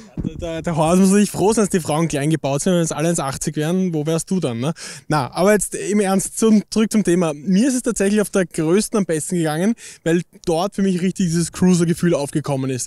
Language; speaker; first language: German; native; German